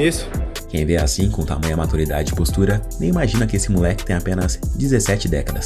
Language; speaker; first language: Portuguese; native; Portuguese